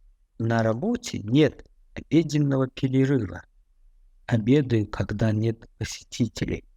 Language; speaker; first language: Russian; non-native, fluent; Tajik